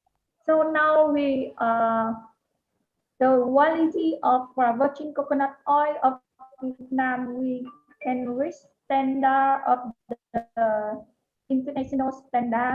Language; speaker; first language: English; non-native, learner; Vietnamese